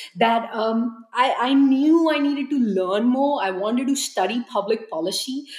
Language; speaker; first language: English; non-native, local second language; Hindi